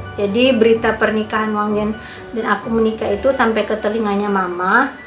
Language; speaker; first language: Indonesian; native; Indonesian